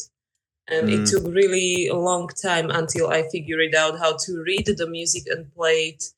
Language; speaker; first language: English; non-native, fluent; Slovak